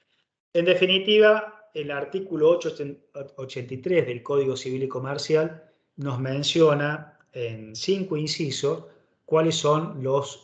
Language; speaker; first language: Spanish; native; Spanish